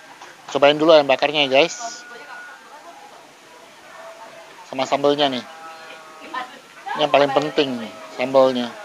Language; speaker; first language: Indonesian; native; Indonesian